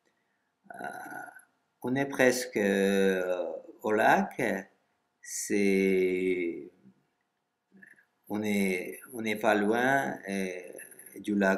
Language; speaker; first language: French; non-native, fluent; Russian